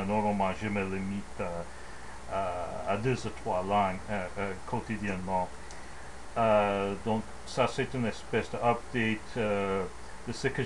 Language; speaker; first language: French; non-native, learner; English